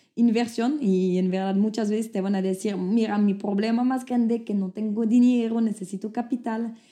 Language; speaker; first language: Spanish; non-native, fluent; French